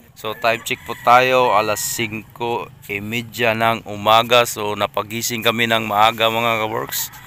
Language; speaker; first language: Filipino; non-native, local second language; Cebuano